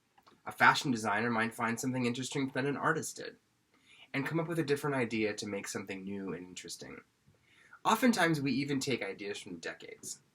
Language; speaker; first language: English; native; English